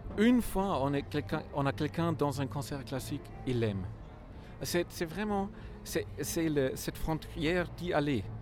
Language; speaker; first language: French; non-native, fluent; German